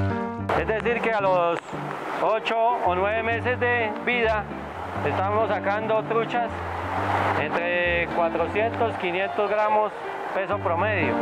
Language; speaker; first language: Spanish; native; Spanish